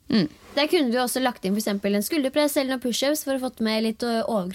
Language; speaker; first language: Norwegian; native; Norwegian